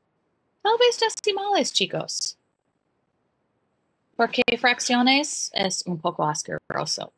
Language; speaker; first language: Spanish; non-native, learner; English